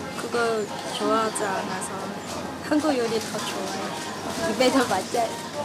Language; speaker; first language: Korean; non-native, learner; Chinese